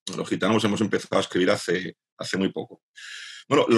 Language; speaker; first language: Spanish; native; Spanish